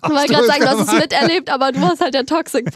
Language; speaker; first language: German; native; German